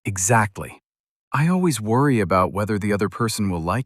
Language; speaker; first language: English; native; English